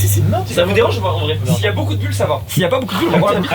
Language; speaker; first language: French; native; French